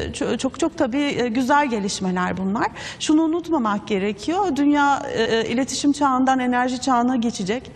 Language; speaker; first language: Turkish; native; Turkish